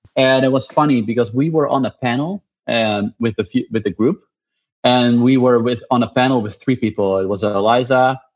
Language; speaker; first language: English; non-native, fluent; Dutch